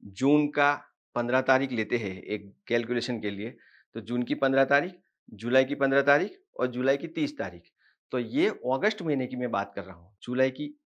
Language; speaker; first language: Hindi; non-native, local second language; Marathi